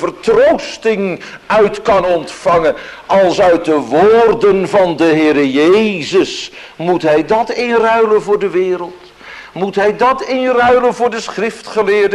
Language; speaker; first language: Dutch; native; Dutch